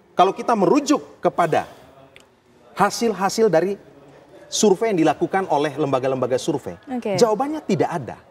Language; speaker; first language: Indonesian; native; Indonesian